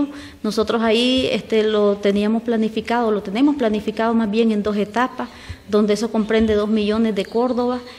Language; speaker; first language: Spanish; native; Spanish